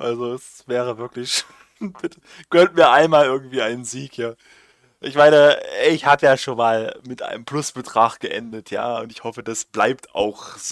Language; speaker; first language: German; native; German